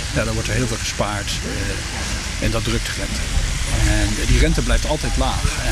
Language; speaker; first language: Dutch; early bilingual, other home language; Bosnian